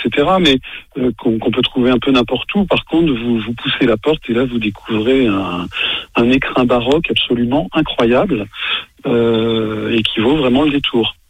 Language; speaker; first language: French; native; French